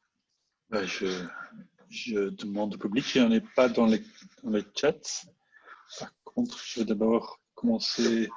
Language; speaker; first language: French; non-native, local second language; Dutch